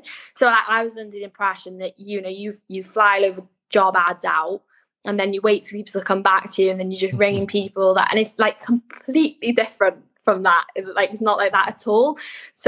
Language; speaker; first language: English; native; English